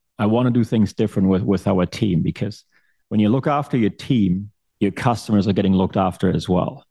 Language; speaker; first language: English; non-native, fluent; German